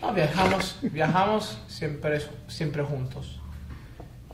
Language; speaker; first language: Spanish; non-native, fluent; Italian